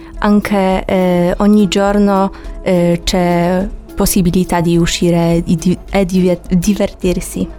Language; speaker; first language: Italian; non-native, fluent; Polish